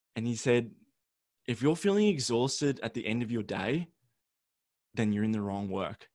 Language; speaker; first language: English; early bilingual, other home language; Ukrainian